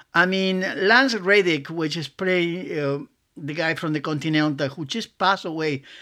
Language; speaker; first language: English; non-native, fluent; Spanish